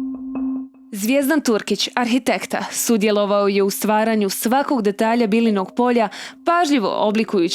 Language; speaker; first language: Bosnian; native; Bosnian